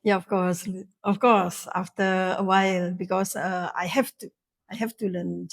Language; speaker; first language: English; non-native, learner; Indonesian